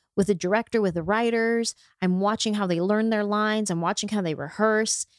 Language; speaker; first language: English; native; English